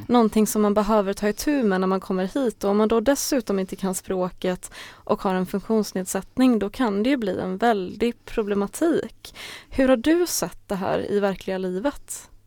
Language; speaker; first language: Swedish; native; Swedish